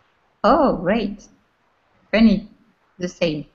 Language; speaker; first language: English; non-native, fluent; French